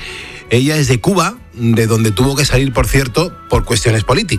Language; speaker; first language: Spanish; native; Spanish